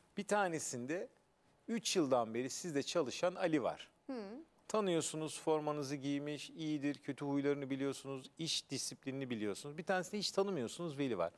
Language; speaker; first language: Turkish; native; Turkish